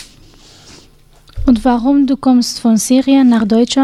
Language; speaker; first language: German; non-native, learner; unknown